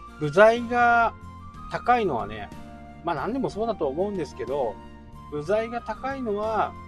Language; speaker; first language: Japanese; native; Japanese